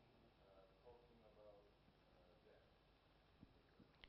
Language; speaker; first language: English; non-native, fluent; Indonesian